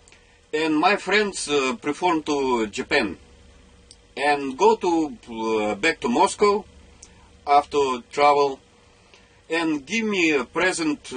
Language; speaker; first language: English; non-native, learner; Russian